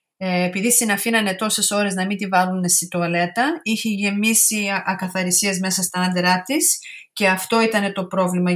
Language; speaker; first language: Greek; early bilingual, heritage; Greek